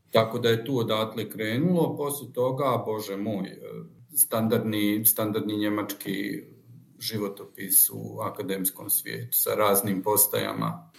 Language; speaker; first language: Croatian; native; Croatian